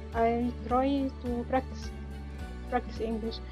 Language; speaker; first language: English; non-native, learner; Arabic